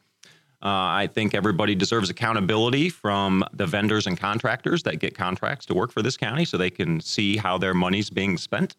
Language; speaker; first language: English; native; English